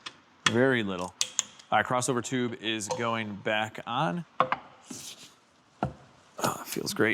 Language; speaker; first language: English; native; English